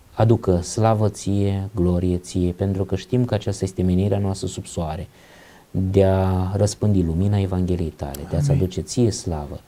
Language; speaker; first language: Romanian; native; Romanian